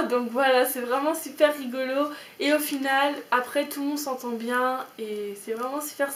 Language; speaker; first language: French; native; French